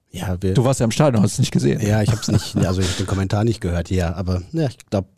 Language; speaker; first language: German; native; German